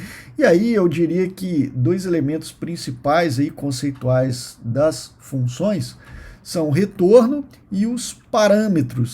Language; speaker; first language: Portuguese; native; Portuguese